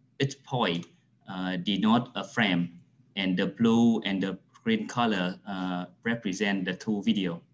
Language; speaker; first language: English; non-native, fluent; Vietnamese